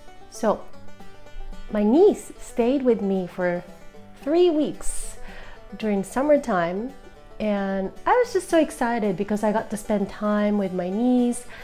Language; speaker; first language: English; non-native, fluent; Japanese